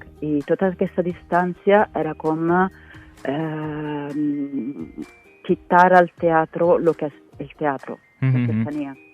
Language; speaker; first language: Catalan; non-native, fluent; Italian